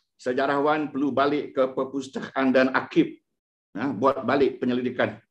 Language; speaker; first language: Malay; non-native, local second language; Iban